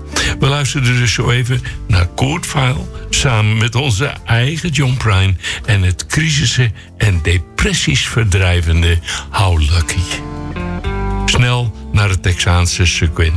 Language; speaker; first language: Dutch; native; Dutch